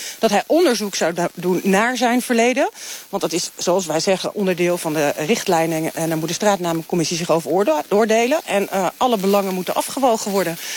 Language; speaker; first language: Dutch; native; Dutch